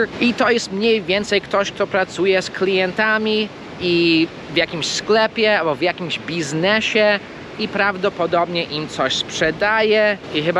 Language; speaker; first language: Polish; early bilingual, heritage; Polish